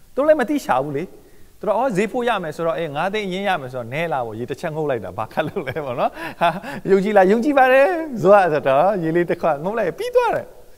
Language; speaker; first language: Burmese; non-native, local second language; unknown